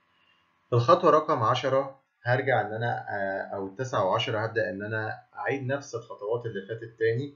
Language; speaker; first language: Arabic; native; Arabic